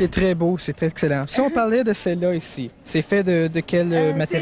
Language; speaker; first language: French; native; French